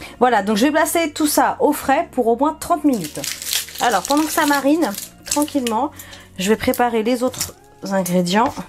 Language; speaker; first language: French; native; French